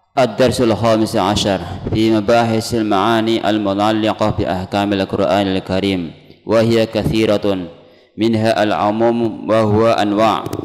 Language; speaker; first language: Arabic; non-native, fluent; Indonesian